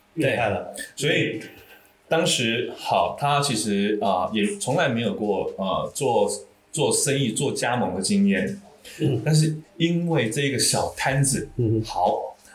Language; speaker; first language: Chinese; native; Chinese